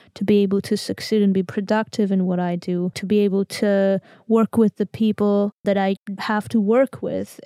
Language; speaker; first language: English; non-native, fluent; Armenian